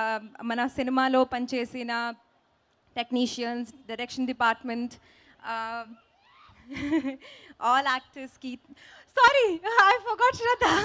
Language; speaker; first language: Telugu; non-native, learner; Hindi